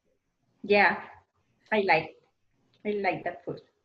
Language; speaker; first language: English; non-native, learner; Spanish